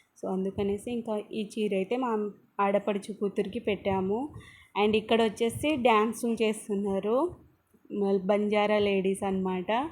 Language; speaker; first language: Telugu; non-native, local second language; Lambadi